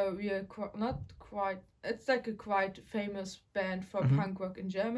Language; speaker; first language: English; non-native, fluent; German